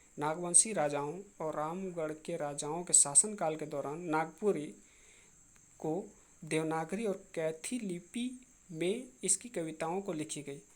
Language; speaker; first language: Hindi; native; Hindi